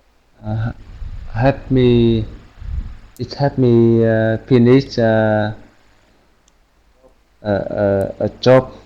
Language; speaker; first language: English; non-native, learner; Vietnamese